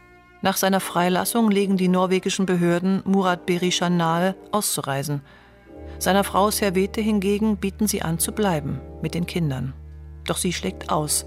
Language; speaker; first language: German; native; German